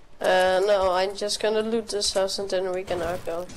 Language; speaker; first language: English; non-native, fluent; Danish